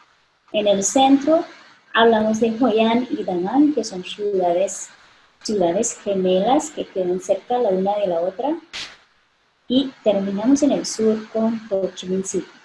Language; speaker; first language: Spanish; non-native, fluent; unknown